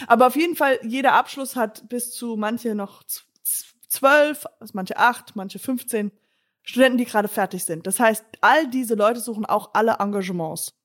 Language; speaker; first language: German; non-native, fluent; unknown